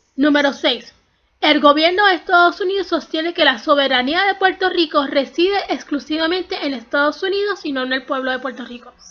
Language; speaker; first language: Spanish; native; Spanish